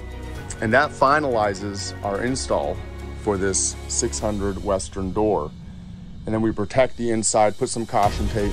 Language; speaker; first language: English; native; English